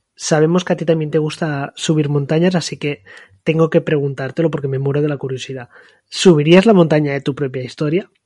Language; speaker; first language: Spanish; non-native, local second language; Catalan